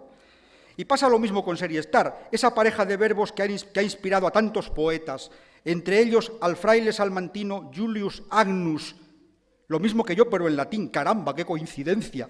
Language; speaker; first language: Spanish; native; Spanish